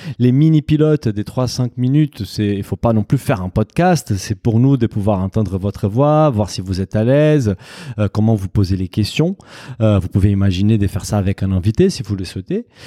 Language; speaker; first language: French; non-native, fluent; Portuguese